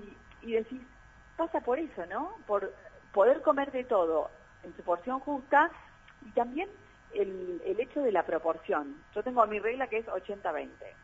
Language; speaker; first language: Spanish; native; Spanish